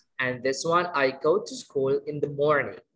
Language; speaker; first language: English; non-native, fluent; Indonesian